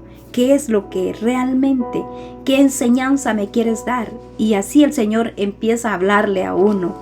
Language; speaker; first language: Spanish; native; Spanish